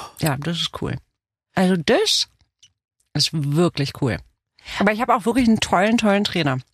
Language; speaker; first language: German; early bilingual, other home language; Romanian